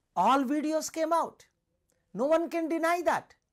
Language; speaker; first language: English; non-native, local second language; Telugu